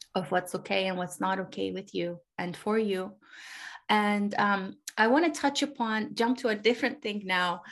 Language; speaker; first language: English; non-native, fluent; Turkish